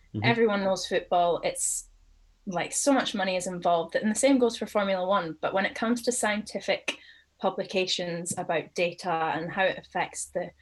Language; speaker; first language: English; native; English